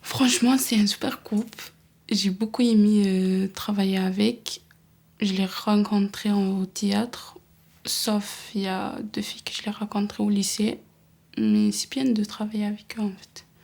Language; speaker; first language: French; non-native, local second language; Arabic